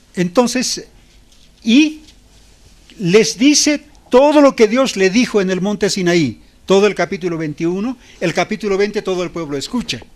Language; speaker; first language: Spanish; non-native, local second language; Aymara